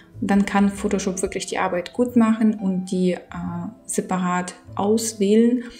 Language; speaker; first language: German; non-native, fluent; Ukrainian